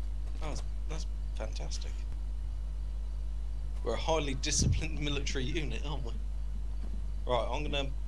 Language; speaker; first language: English; native; English